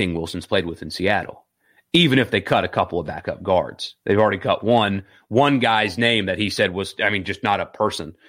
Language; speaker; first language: English; native; English